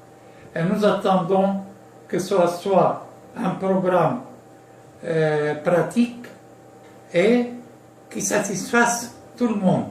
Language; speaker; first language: French; non-native, local second language; Arabic